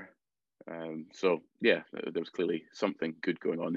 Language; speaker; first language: English; native; English